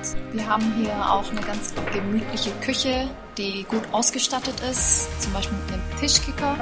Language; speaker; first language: German; early bilingual, other home language; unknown